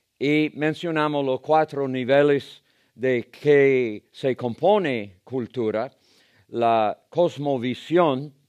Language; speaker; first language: Spanish; non-native, fluent; English